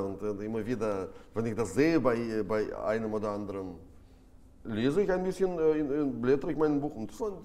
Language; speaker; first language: German; non-native, fluent; Russian